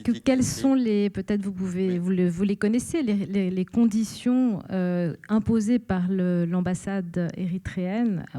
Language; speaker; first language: French; native; French